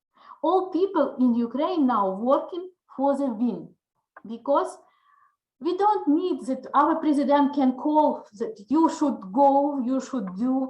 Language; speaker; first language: English; non-native, learner; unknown